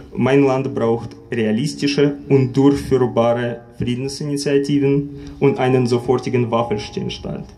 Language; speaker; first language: German; non-native, fluent; Ukrainian